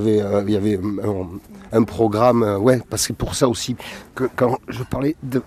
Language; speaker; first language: French; native; French